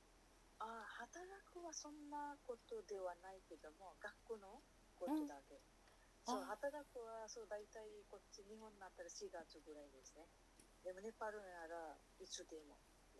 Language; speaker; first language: Japanese; non-native, learner; Nepali